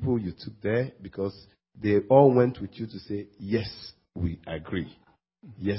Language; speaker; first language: English; non-native, local second language; Igbo